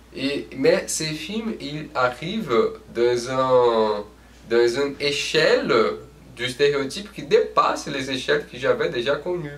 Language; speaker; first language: French; non-native, fluent; Portuguese